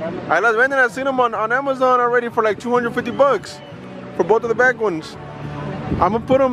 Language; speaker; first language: English; early bilingual, other home language; Spanish